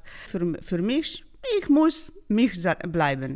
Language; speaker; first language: German; non-native, learner; Georgian